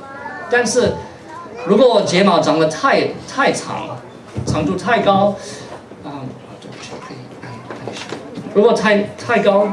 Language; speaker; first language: Chinese; non-native, fluent; English